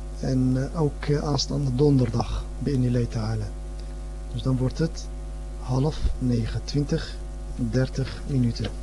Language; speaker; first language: Dutch; early bilingual, other home language; Arabic